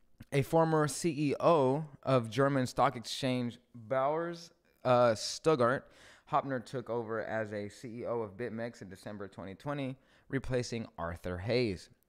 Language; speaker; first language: English; early bilingual, other home language; Spanish